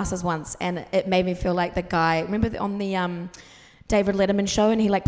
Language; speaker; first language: English; native; English